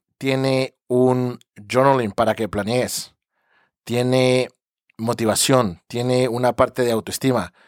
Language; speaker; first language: Spanish; early bilingual, heritage; Spanish